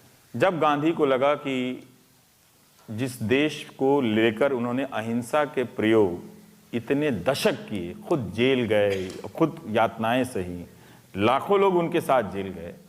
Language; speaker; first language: Hindi; native; Hindi